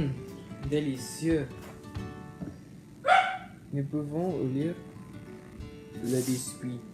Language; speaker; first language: French; non-native, learner; English